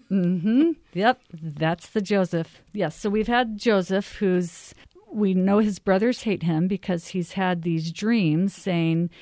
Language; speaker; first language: English; native; English